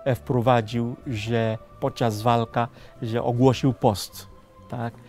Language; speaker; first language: Polish; non-native, fluent; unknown